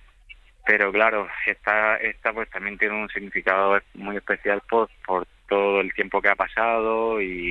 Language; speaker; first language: Spanish; native; Spanish